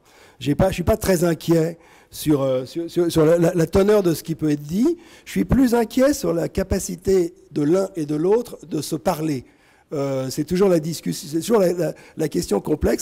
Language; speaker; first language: French; native; French